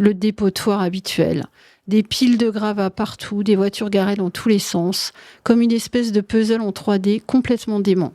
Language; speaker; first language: French; native; French